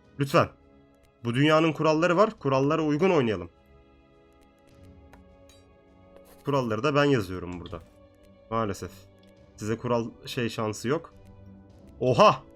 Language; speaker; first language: Turkish; native; Turkish